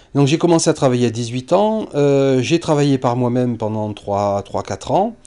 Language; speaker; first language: French; native; French